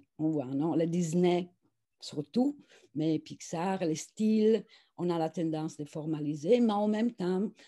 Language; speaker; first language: French; non-native, fluent; Italian